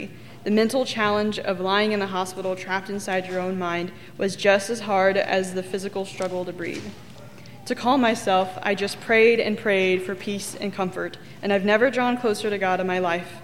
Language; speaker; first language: English; native; English